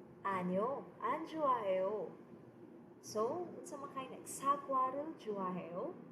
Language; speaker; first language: Korean; non-native, fluent; Filipino